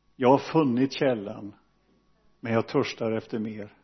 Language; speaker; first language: Swedish; native; Swedish